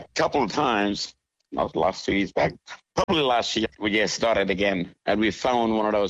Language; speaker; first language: English; native; English